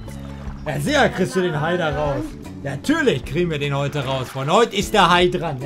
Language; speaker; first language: German; native; German